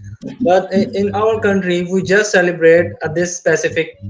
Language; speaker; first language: English; non-native, learner; Urdu